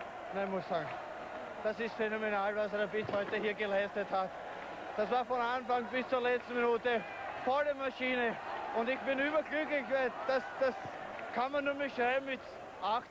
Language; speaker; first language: German; native; German